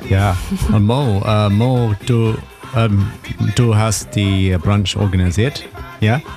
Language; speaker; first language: German; non-native, learner; English